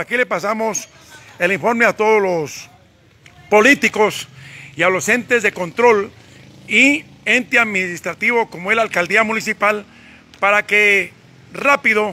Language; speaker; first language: Spanish; native; Spanish